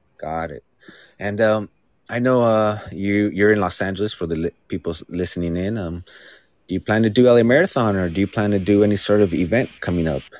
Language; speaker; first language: English; native; English